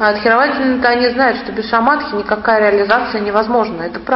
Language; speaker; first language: Russian; native; Russian